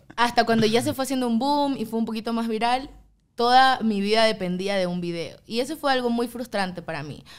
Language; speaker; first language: Spanish; native; Spanish